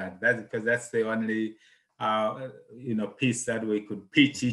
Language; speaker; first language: English; non-native, local second language; Nyanja